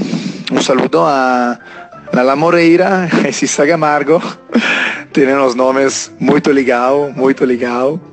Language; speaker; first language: Portuguese; non-native, learner; Italian